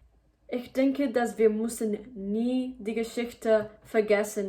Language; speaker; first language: German; non-native, learner; Spanish